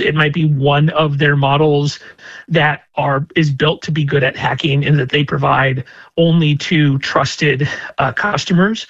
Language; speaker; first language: English; native; English